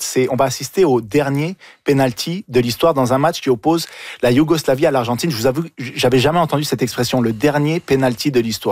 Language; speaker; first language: French; native; French